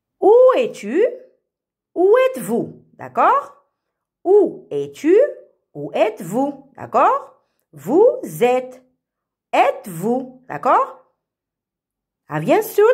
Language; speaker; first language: French; non-native, fluent; Arabic